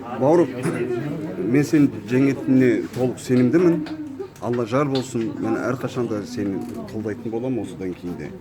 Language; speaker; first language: Kazakh; native; Kazakh